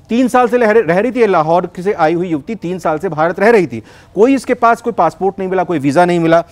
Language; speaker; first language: Hindi; native; Hindi